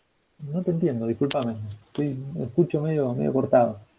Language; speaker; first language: Spanish; native; Spanish